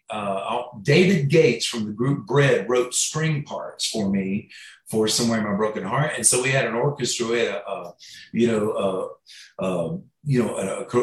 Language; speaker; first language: English; native; English